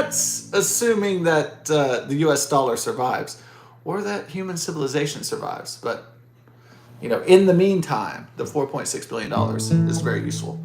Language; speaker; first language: English; native; English